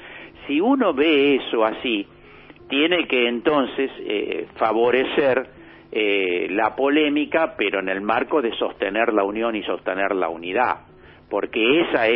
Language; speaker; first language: Spanish; native; Spanish